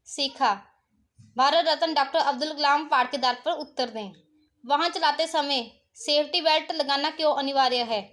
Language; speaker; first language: Hindi; non-native, local second language; Punjabi